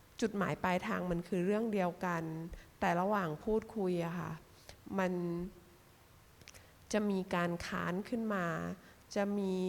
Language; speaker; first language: Thai; native; Thai